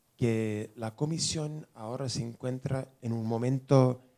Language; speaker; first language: Spanish; non-native, fluent; English